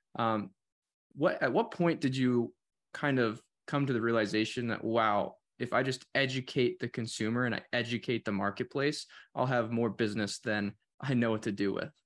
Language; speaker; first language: English; native; English